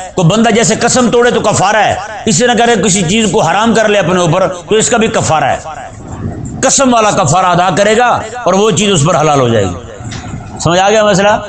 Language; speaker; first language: Urdu; non-native, local second language; Punjabi